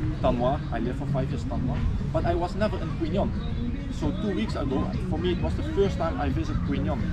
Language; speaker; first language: English; non-native, fluent; Dutch